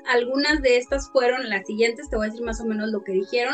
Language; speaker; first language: Spanish; native; Spanish